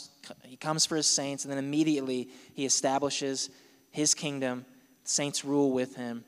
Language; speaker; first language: English; native; English